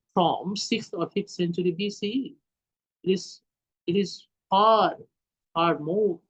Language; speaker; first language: English; non-native, local second language; Hindi